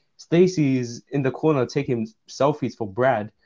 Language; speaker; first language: English; native; English